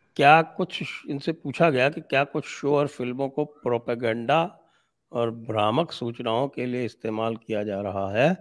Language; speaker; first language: Hindi; native; Hindi